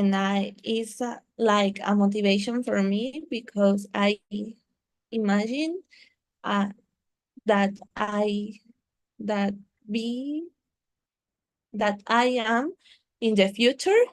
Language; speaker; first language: English; non-native, learner; Spanish